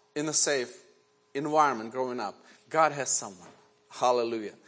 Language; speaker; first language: English; non-native, fluent; Ukrainian